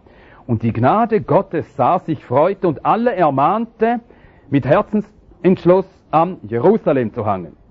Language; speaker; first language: German; native; German